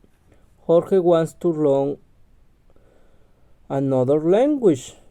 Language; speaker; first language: English; non-native, learner; Spanish